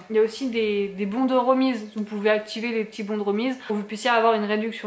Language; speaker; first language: French; native; French